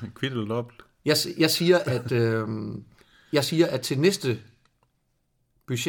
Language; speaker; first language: Danish; native; Danish